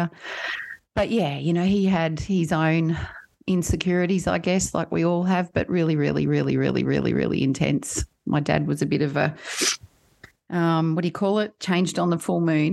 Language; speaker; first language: English; native; English